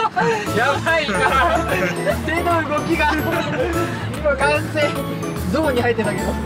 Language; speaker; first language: Japanese; native; Japanese